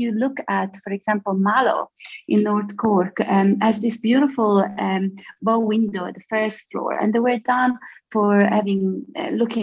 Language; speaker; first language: English; non-native, fluent; Italian